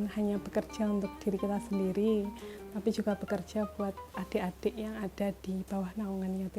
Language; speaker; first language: Indonesian; non-native, local second language; Javanese